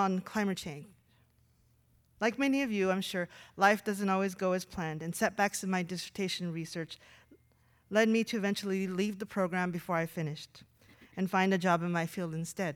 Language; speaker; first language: English; native; English